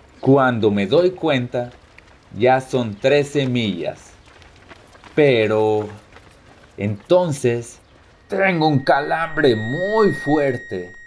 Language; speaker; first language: Spanish; early bilingual, heritage; Spanish